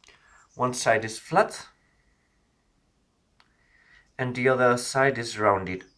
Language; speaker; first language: English; non-native, learner; Spanish